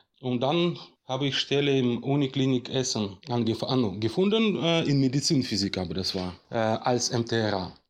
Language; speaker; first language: German; non-native, fluent; Russian